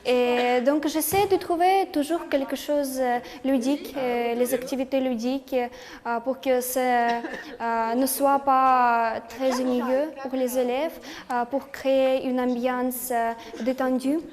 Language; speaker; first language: French; non-native, fluent; Chinese